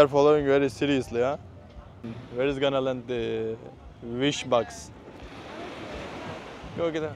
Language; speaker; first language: English; non-native, fluent; Turkish